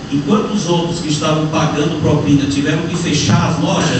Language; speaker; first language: Portuguese; native; Portuguese